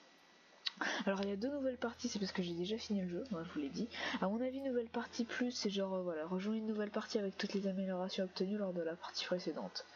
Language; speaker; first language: French; native; French